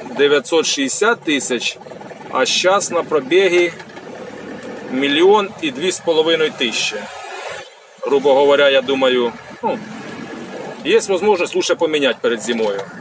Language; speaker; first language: Ukrainian; non-native, local second language; Russian